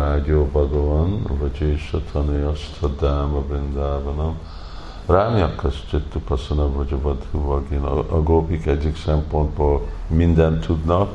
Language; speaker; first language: Hungarian; early bilingual, heritage; Hungarian